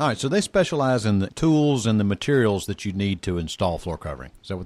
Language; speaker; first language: English; native; English